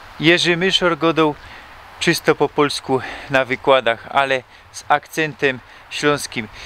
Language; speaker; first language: Polish; native; Polish